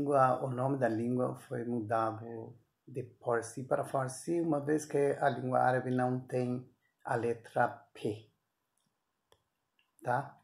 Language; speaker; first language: Portuguese; non-native, fluent; Persian